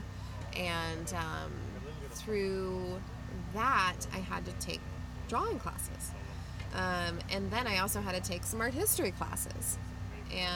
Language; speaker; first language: English; native; English